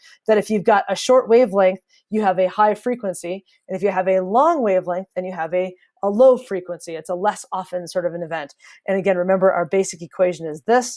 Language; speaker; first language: English; native; English